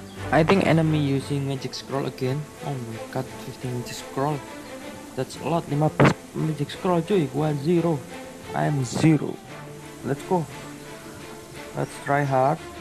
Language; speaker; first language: English; non-native, learner; Indonesian